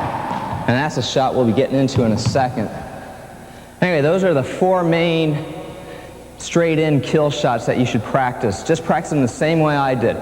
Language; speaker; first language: English; native; English